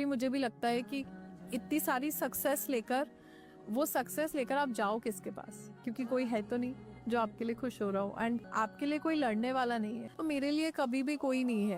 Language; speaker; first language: Hindi; native; Hindi